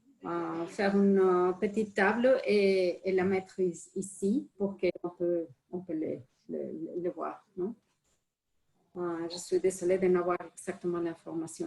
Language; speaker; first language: French; non-native, fluent; Spanish